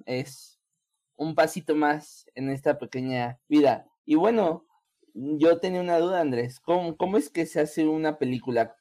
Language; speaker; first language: Spanish; native; Spanish